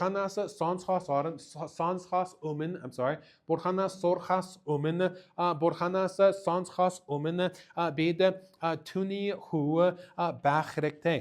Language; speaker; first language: Mongolian; non-native, learner; English